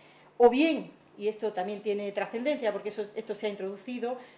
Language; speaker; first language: Spanish; native; Spanish